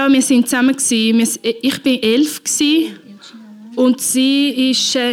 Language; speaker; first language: German; non-native, learner; Portuguese